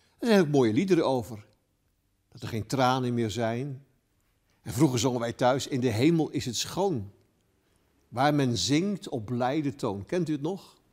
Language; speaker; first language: Dutch; native; Dutch